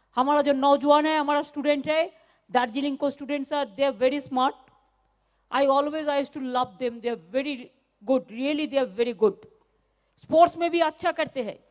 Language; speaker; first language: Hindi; non-native, local second language; Bangla